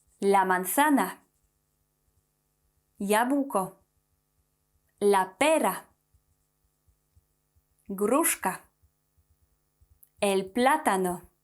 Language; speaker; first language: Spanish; non-native, fluent; Polish